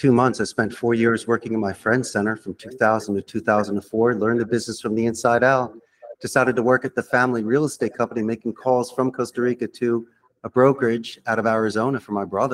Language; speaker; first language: English; native; English